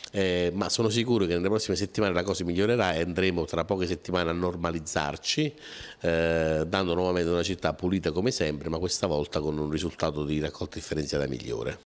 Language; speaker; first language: Italian; native; Italian